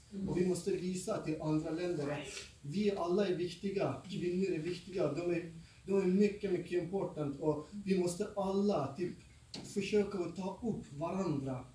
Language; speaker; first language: Swedish; non-native, fluent; Persian